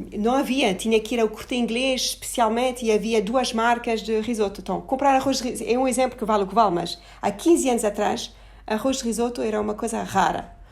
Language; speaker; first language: Portuguese; non-native, fluent; French